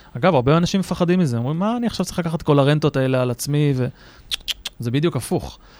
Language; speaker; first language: Hebrew; native; Hebrew